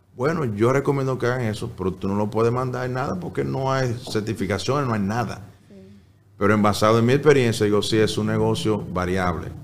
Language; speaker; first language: Spanish; early bilingual, heritage; Spanish